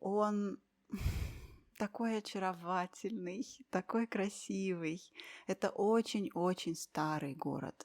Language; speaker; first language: Russian; native; Russian